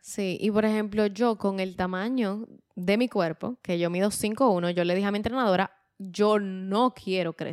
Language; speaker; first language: Spanish; native; Spanish